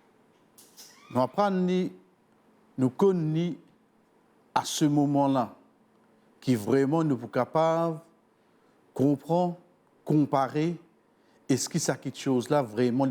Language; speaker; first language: French; non-native, local second language; Morisyen